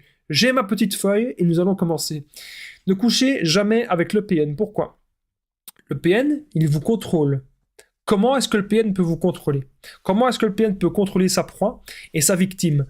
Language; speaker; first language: French; native; French